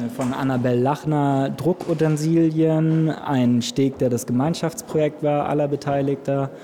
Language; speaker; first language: German; native; German